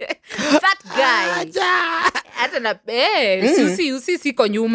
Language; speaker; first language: Swahili; non-native, local second language; Kikuyu